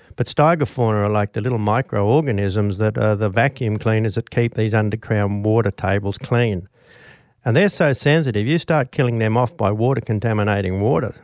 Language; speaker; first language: English; native; English